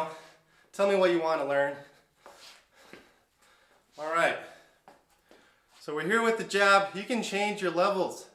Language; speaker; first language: English; native; English